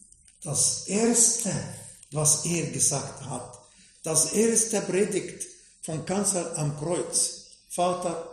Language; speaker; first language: German; non-native, fluent; Arabic